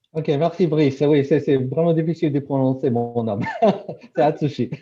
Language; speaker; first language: French; non-native, fluent; Japanese